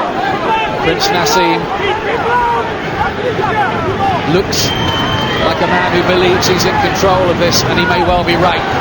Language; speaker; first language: English; native; English